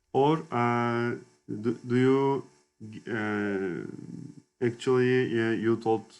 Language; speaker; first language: English; non-native, learner; Turkish